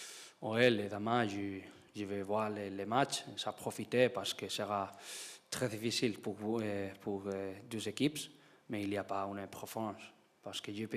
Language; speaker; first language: French; non-native, learner; Spanish